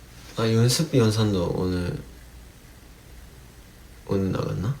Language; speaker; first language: Korean; non-native, fluent; Japanese